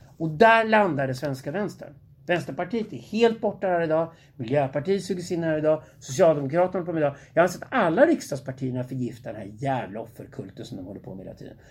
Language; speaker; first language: Swedish; native; Swedish